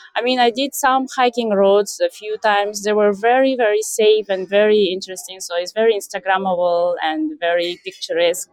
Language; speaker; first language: English; non-native, fluent; Russian